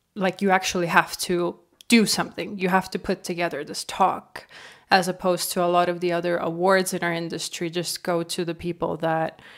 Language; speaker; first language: English; non-native, fluent; Estonian